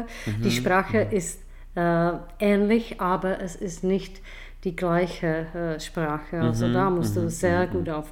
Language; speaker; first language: German; non-native, fluent; Czech